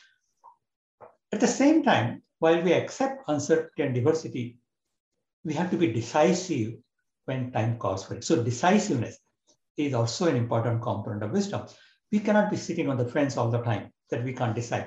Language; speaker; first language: English; non-native, local second language; Marathi